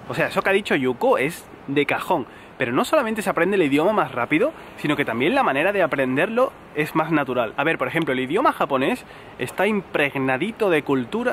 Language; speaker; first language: Spanish; native; Spanish